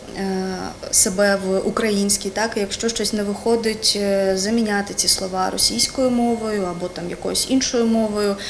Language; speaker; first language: Ukrainian; non-native, local second language; Russian